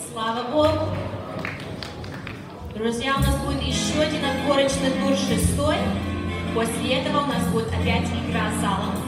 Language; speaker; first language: Russian; early bilingual, heritage; Russian